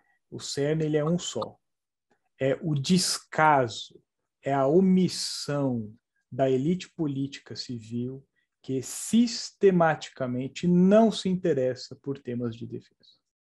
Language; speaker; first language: Portuguese; native; Portuguese